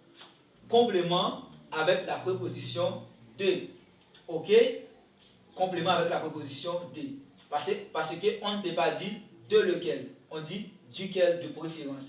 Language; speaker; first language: French; non-native, local second language; Haitian Creole